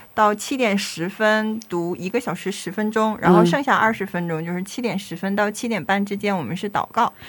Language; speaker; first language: Chinese; native; Chinese